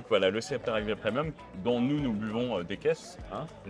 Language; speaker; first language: French; native; French